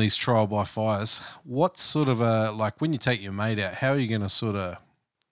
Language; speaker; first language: English; native; English